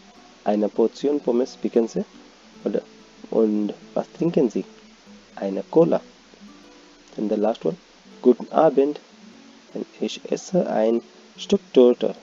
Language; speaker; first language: German; non-native, fluent; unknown